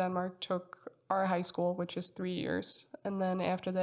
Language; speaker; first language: English; non-native, fluent; Danish